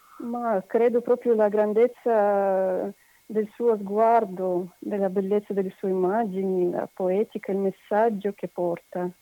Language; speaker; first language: Italian; non-native, fluent; Russian